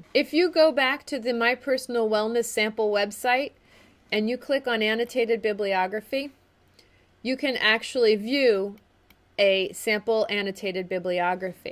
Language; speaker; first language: English; native; English